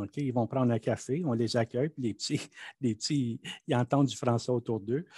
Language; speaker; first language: French; native; French